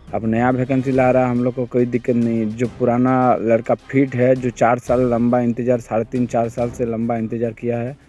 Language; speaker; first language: Hindi; non-native, local second language; Bangla